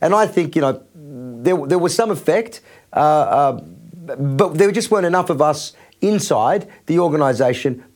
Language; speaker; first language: English; native; English